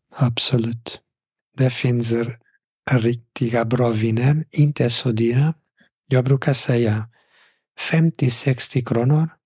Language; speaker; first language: Swedish; non-native, fluent; Portuguese